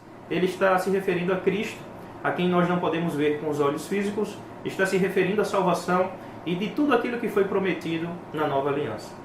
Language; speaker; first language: Portuguese; native; Portuguese